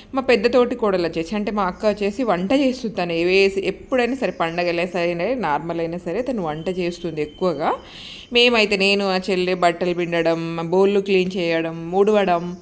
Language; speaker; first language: Telugu; native; Telugu